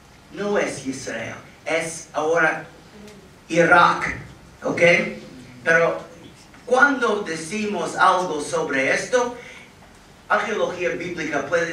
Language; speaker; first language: Spanish; non-native, fluent; English